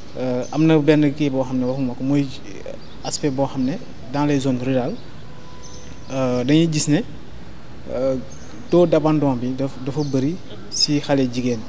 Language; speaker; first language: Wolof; non-native, local second language; Fula